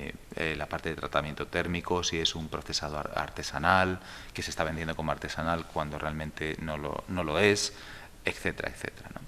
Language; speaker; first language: Spanish; native; Spanish